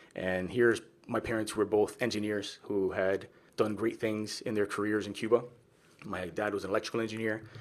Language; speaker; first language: English; early bilingual, other home language; Spanish